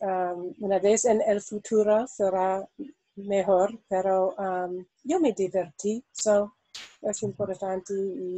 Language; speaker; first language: Spanish; non-native, learner; English